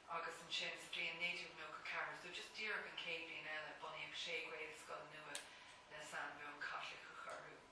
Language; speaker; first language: Irish; non-native, local second language; English